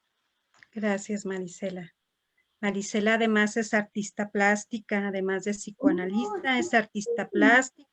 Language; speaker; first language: Spanish; native; Spanish